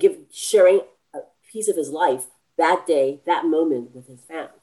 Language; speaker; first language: English; native; English